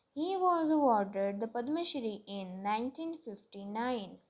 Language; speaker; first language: English; non-native, local second language; Punjabi